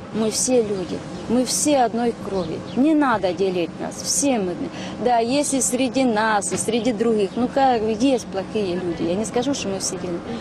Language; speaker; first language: Russian; non-native, local second language; Ukrainian